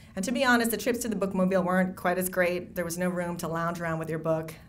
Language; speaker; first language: English; native; English